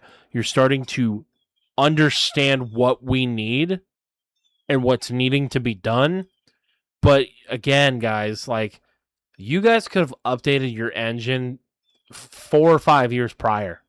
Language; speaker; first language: English; native; English